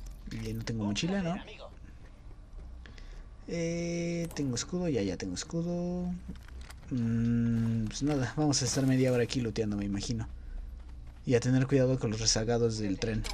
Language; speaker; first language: Spanish; native; Spanish